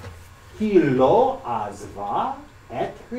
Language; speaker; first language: Hebrew; non-native, learner; English